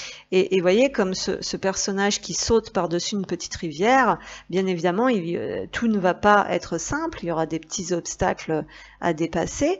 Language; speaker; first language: French; native; French